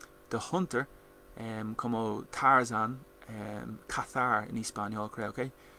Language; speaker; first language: Spanish; non-native, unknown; English